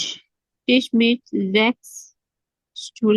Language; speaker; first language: German; non-native, learner; Urdu